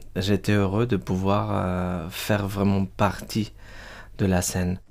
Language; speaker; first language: French; non-native, fluent; Spanish